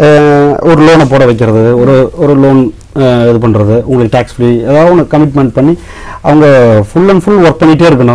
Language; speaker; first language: Tamil; native; Tamil